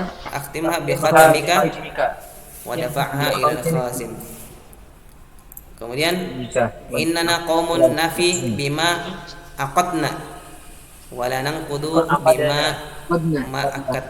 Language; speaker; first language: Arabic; non-native, fluent; Indonesian